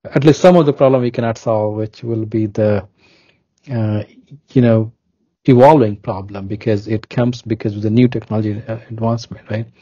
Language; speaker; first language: English; non-native, local second language; Hindi